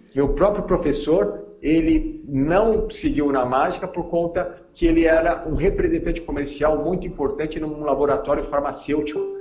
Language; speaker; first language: Portuguese; native; Portuguese